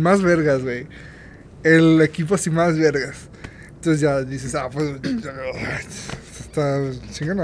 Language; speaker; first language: Spanish; native; Spanish